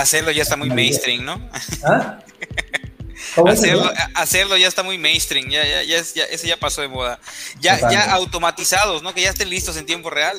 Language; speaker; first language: Spanish; native; Spanish